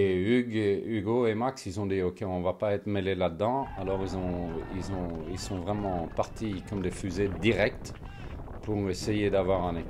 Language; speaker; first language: French; non-native, fluent; Swedish